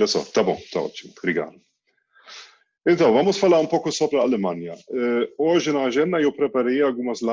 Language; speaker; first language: Portuguese; non-native, fluent; German